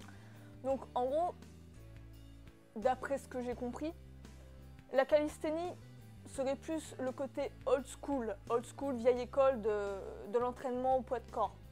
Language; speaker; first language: French; native; French